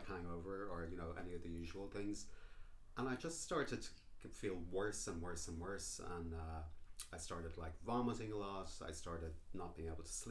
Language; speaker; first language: English; native; English